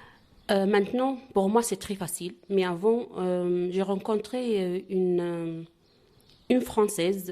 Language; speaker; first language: French; non-native, learner; Arabic